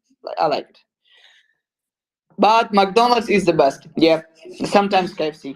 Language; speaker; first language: English; non-native, learner; Ukrainian